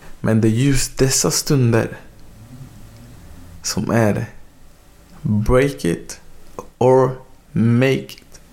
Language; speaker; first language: Swedish; early bilingual, other home language; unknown